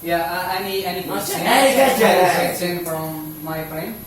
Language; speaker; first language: English; non-native, learner; Indonesian